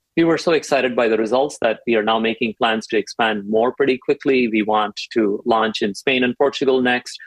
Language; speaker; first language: English; non-native, local second language; Tamil